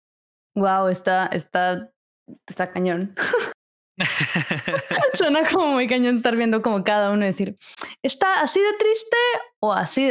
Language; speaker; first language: Spanish; native; Spanish